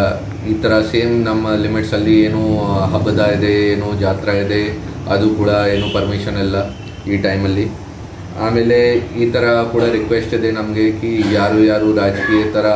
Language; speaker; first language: Kannada; non-native, fluent; Hindi